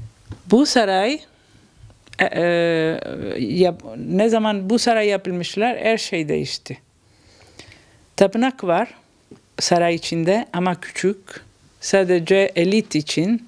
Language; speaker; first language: Turkish; non-native, learner; Italian